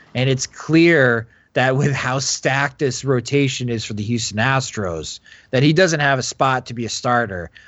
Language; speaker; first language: English; native; English